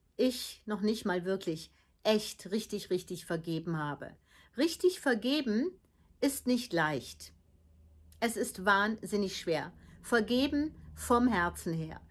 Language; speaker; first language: German; early bilingual, heritage; Dutch